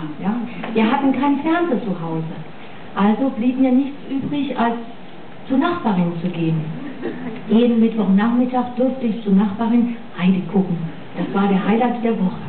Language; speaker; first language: German; non-native, fluent; English